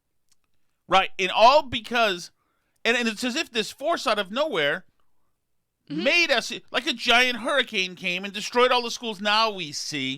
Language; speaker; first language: English; native; English